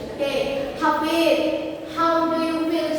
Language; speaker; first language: English; non-native, fluent; Indonesian